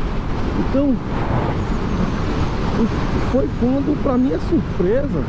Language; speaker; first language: Portuguese; native; Portuguese